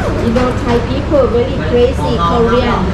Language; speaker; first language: English; non-native, learner; Thai